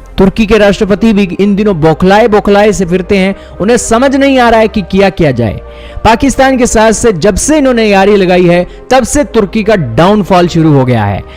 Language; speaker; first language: Hindi; native; Hindi